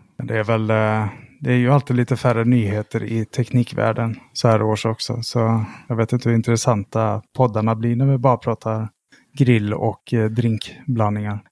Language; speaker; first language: Swedish; native; Swedish